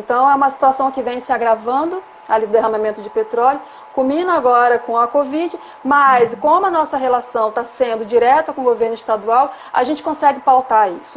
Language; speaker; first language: Portuguese; native; Portuguese